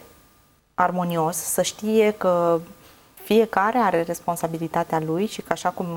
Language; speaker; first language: Romanian; native; Romanian